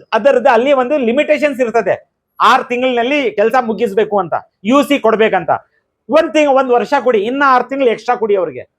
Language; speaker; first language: Kannada; non-native, local second language; Urdu